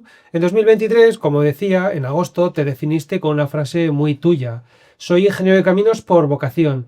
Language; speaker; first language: Spanish; native; Spanish